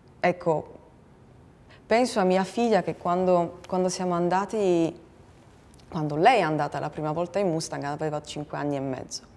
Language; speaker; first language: Italian; non-native, fluent; Polish